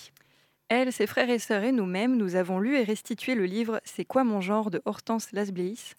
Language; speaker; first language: French; native; French